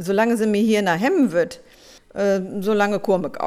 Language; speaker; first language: German; native; German